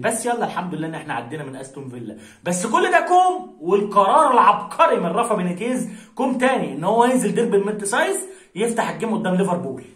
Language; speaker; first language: Arabic; native; Arabic